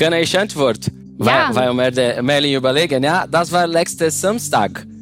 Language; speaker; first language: German; non-native, learner; Portuguese